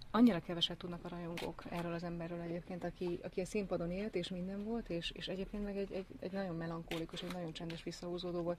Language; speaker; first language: Hungarian; native; Hungarian